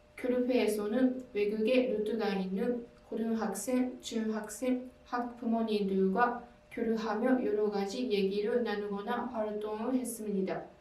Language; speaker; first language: Korean; non-native, learner; Japanese